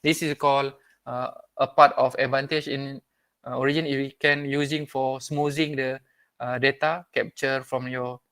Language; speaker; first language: English; non-native, local second language; Malay